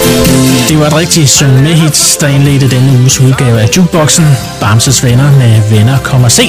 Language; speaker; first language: Danish; native; Danish